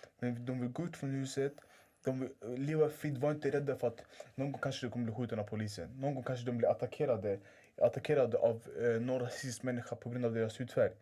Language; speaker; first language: Swedish; early bilingual, other home language; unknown